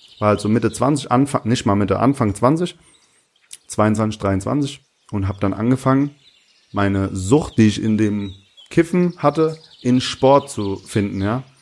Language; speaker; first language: German; early bilingual, other home language; Turkish